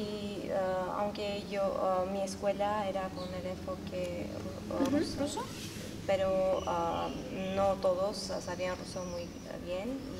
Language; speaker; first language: Spanish; non-native, fluent; Armenian